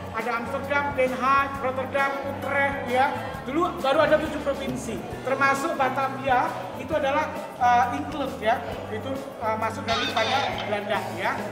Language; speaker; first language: Indonesian; native; Indonesian